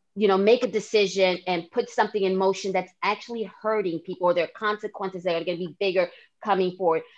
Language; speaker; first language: English; native; English